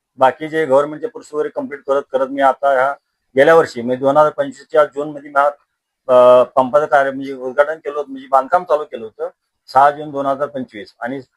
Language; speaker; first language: Marathi; native; Marathi